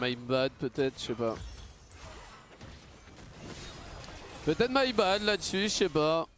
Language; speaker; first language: French; native; French